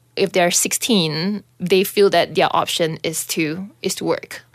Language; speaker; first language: English; non-native, local second language; Chinese